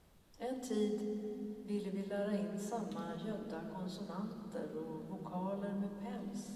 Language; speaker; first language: Swedish; native; Swedish